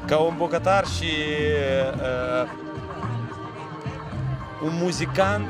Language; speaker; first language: Romanian; non-native, local second language; Russian